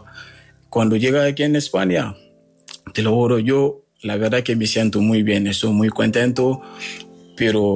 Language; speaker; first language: Spanish; non-native, learner; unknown